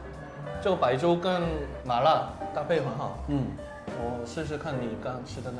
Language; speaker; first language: Chinese; non-native, fluent; Korean